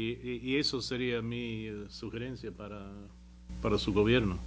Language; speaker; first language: Spanish; non-native, fluent; English